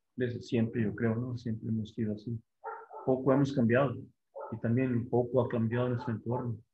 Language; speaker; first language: Spanish; non-native, local second language; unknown